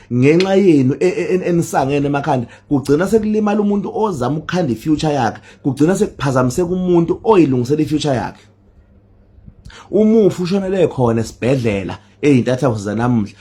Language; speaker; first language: Zulu; native; Zulu